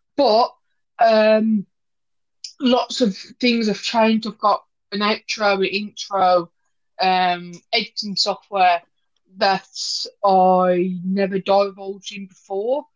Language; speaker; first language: English; native; English